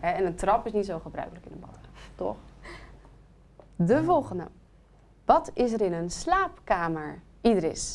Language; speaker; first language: Dutch; native; Dutch